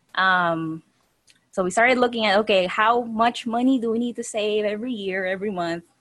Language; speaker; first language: English; non-native, local second language; Filipino